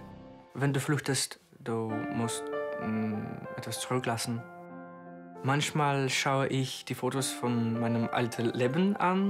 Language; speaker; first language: German; non-native, learner; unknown